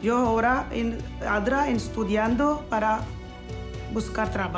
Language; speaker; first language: Spanish; non-native, learner; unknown